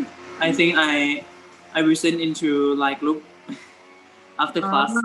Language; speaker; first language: English; non-native, learner; Thai